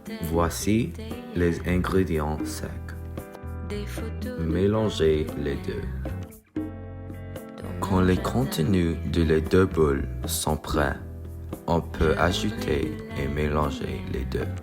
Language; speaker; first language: French; non-native, learner; English